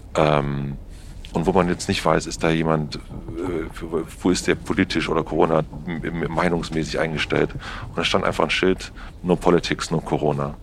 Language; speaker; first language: German; native; German